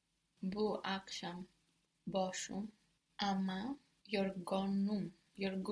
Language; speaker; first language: Turkish; non-native, learner; English